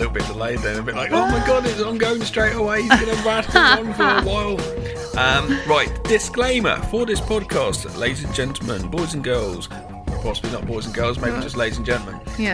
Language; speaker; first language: English; native; English